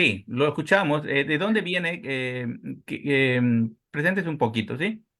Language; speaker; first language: Spanish; native; Spanish